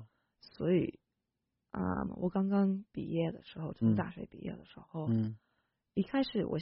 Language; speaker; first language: Chinese; non-native, fluent; English